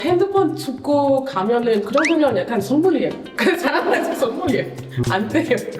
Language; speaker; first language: Korean; non-native, fluent; French